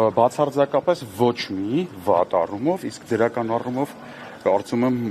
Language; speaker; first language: Armenian; native; Armenian